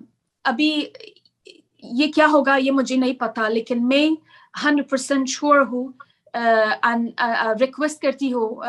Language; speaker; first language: Hindi; non-native, learner; Persian